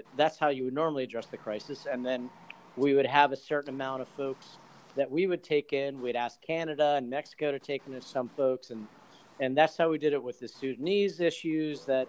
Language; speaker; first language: English; native; English